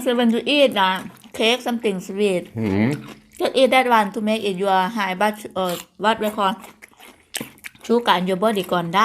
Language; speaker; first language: English; non-native, learner; Thai